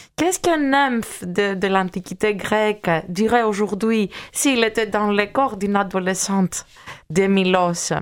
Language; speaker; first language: French; non-native, fluent; Greek